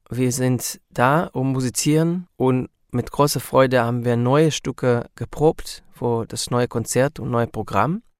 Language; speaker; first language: German; non-native, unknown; Hebrew